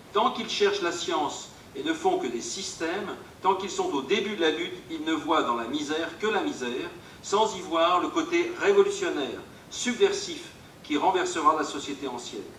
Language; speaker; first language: French; native; French